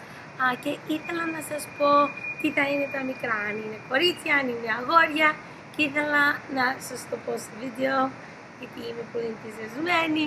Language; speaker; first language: Greek; early bilingual, heritage; English